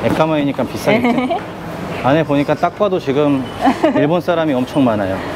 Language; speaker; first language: Korean; native; Korean